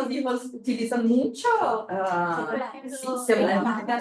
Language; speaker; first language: Spanish; non-native, fluent; Portuguese